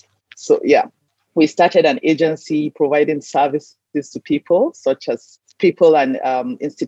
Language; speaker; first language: English; non-native, local second language; Hausa